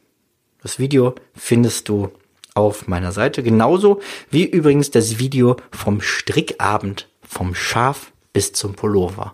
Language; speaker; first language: German; native; German